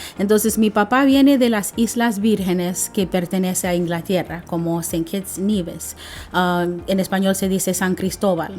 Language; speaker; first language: Spanish; non-native, fluent; English